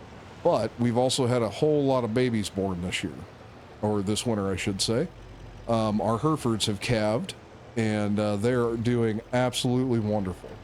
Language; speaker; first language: English; native; English